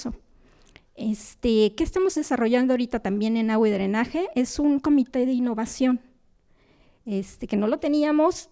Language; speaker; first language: Spanish; native; Spanish